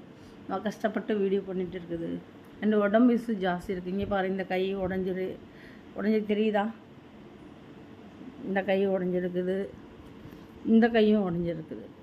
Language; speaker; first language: Tamil; non-native, learner; Malayalam